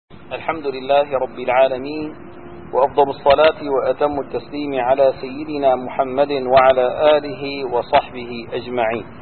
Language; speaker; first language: Arabic; native; Arabic